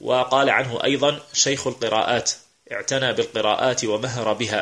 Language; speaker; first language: Arabic; native; Arabic